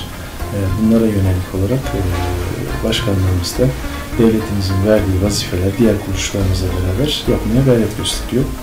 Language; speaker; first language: Turkish; native; Turkish